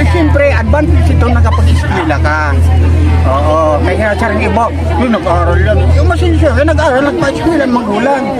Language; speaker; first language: Filipino; non-native, local second language; Waray